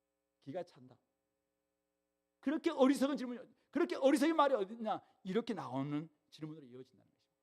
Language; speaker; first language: Korean; native; Korean